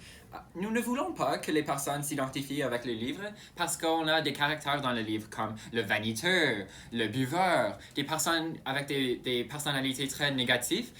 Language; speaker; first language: French; non-native, local second language; English